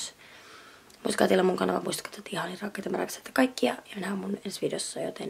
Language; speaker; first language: Finnish; native; Finnish